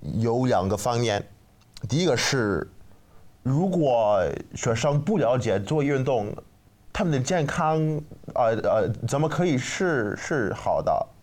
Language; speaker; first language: Chinese; non-native, learner; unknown